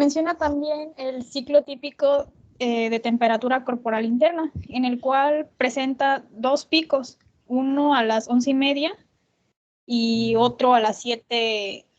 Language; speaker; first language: Spanish; native; Spanish